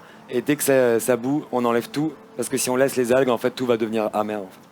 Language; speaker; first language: French; native; French